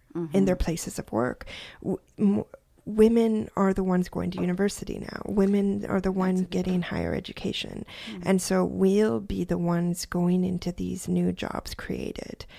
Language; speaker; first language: English; native; English